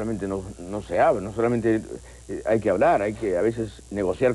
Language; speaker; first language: Spanish; native; Spanish